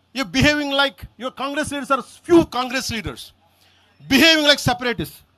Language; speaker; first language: English; non-native, local second language; Telugu